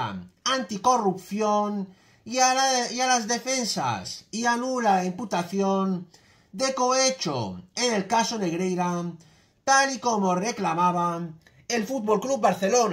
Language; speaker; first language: Spanish; native; Spanish